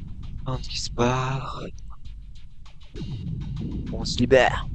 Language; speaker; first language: French; native; French